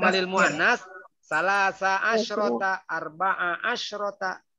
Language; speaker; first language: Arabic; non-native, fluent; Indonesian